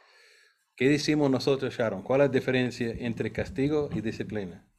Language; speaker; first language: Spanish; non-native, fluent; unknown